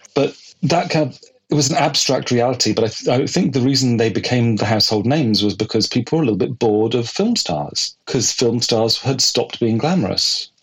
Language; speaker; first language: English; native; English